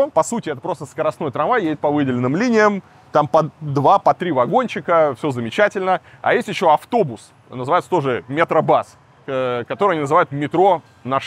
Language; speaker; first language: Russian; native; Russian